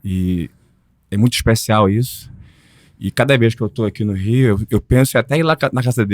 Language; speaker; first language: Portuguese; early bilingual, heritage; Portuguese